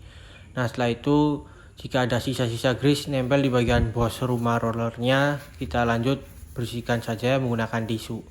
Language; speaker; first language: Indonesian; native; Indonesian